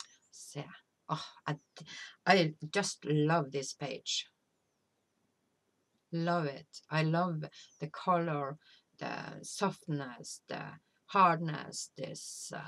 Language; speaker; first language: English; non-native, fluent; Norwegian